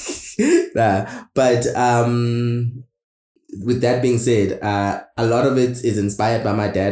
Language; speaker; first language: English; non-native, local second language; Zulu